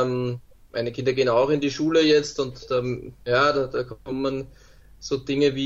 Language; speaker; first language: German; native; German